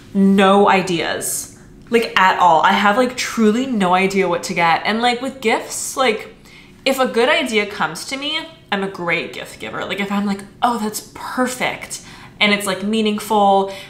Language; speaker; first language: English; native; English